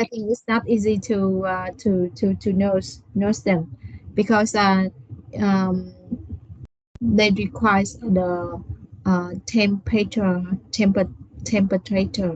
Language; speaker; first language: English; non-native, learner; Vietnamese